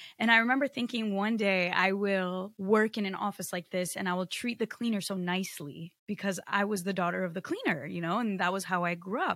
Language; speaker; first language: English; early bilingual, other home language; Portuguese